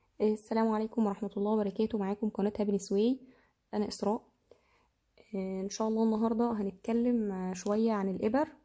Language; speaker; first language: Arabic; native; Arabic